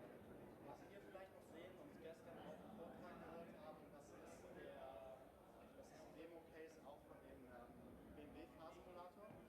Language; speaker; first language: German; native; German